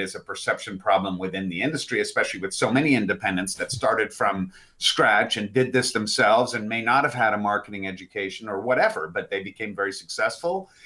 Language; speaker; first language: English; native; English